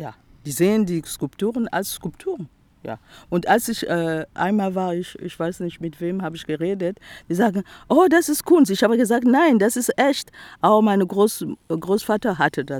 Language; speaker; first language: German; non-native, fluent; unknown